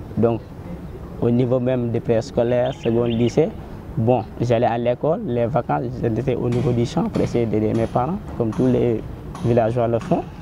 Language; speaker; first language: French; non-native, local second language; Wolof